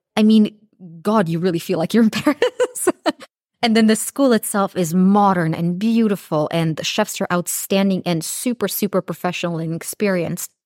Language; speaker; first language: English; early bilingual, other home language; Romanian